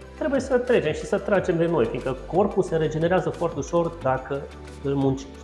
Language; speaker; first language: Romanian; non-native, local second language; Hungarian